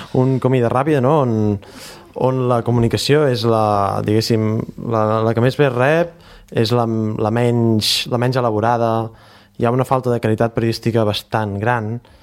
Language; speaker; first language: Catalan; native; Catalan